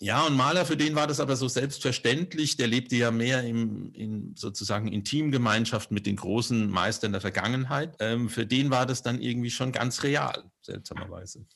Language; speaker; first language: German; native; German